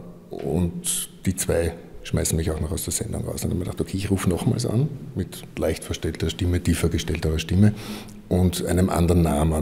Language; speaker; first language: German; native; German